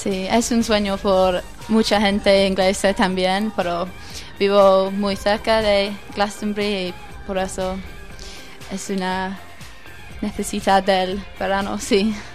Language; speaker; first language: Spanish; non-native, learner; English